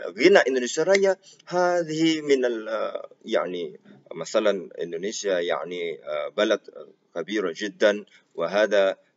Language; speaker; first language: Arabic; non-native, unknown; Indonesian